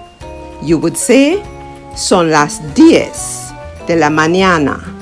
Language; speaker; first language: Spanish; non-native, learner; English